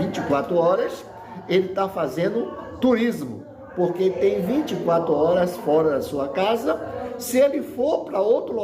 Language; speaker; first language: Portuguese; native; Portuguese